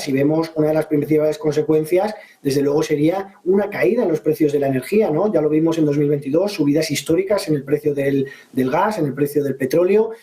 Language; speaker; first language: Spanish; native; Spanish